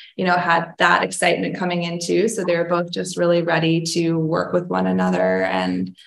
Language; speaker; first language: English; native; English